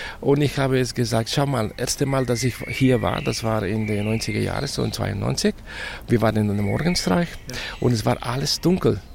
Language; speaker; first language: German; non-native, fluent; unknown